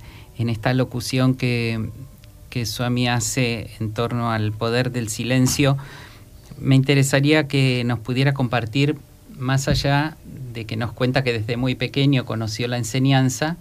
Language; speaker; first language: Spanish; native; Spanish